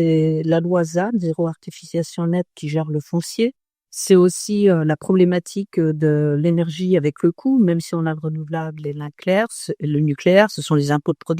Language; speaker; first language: French; native; French